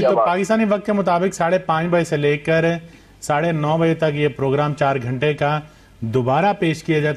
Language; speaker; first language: Urdu; native; Urdu